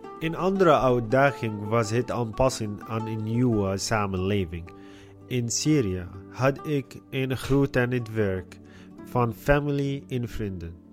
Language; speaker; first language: Dutch; non-native, learner; Arabic